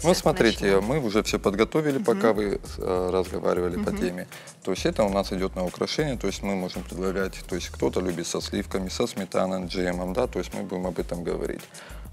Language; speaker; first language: Russian; native; Russian